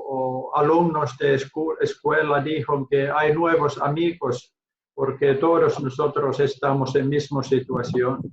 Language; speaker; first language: Spanish; non-native, learner; Finnish